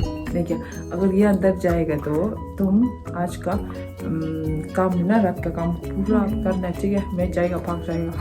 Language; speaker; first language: Hindi; non-native, local second language; Tibetan